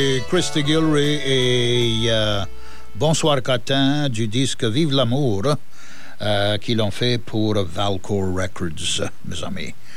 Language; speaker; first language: French; early bilingual, heritage; French